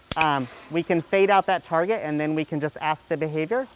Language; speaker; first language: English; native; English